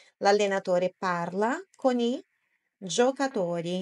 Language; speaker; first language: Italian; non-native, fluent; Portuguese